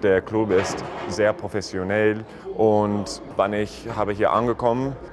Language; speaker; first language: German; non-native, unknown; English